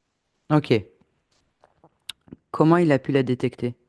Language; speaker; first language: French; native; French